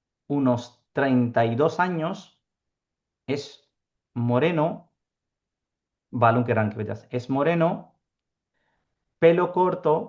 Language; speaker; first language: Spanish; non-native, fluent; Urdu